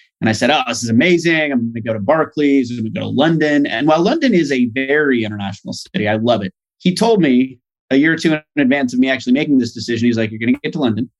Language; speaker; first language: English; native; English